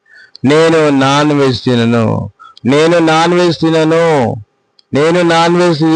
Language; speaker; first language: Telugu; non-native, fluent; Hindi